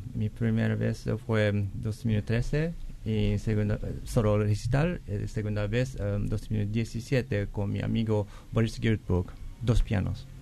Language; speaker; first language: Spanish; non-native, learner; Japanese